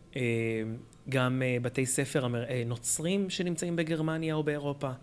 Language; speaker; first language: Hebrew; early bilingual, other home language; Arabic